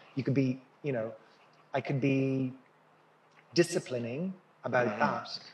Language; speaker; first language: English; native; English